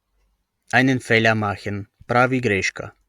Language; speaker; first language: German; non-native, fluent; Macedonian